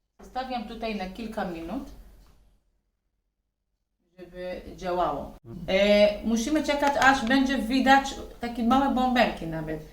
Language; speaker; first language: Polish; non-native, learner; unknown